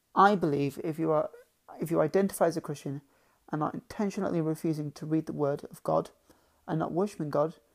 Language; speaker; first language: English; native; English